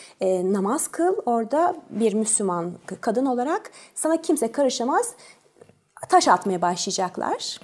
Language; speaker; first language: Turkish; early bilingual, other home language; French